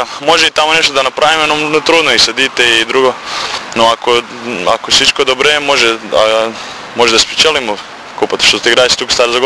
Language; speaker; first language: Bulgarian; non-native, learner; Croatian